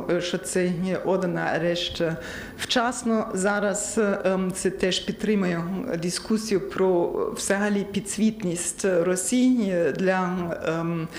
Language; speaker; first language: Ukrainian; non-native, learner; German